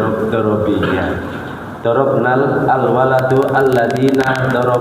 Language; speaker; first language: Arabic; non-native, learner; Indonesian